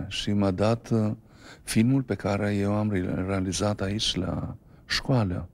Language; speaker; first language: Romanian; non-native, fluent; Albanian